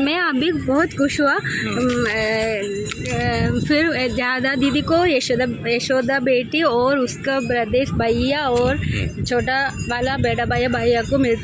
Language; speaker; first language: Hindi; non-native, local second language; Malayalam